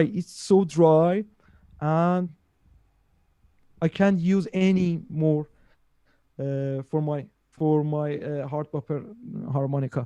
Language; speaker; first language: English; non-native, learner; Persian